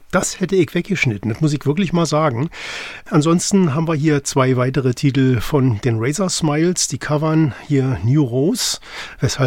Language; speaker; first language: German; native; German